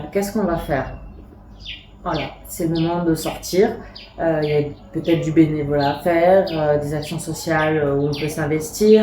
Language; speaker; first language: French; native; French